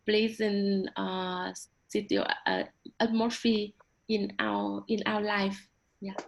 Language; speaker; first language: English; non-native, learner; Vietnamese